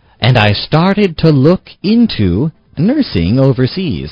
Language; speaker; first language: English; native; English